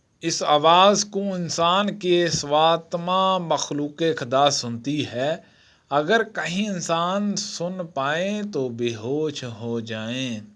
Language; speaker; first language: Urdu; native; Urdu